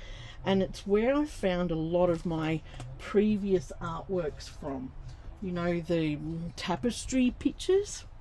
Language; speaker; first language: English; native; English